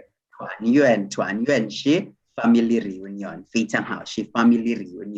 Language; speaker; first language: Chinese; non-native, fluent; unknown